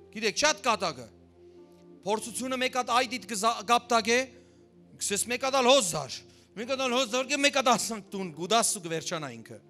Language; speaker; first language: Armenian; early bilingual, heritage; Armenian